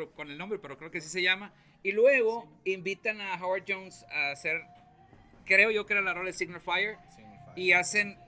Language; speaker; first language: Spanish; native; Spanish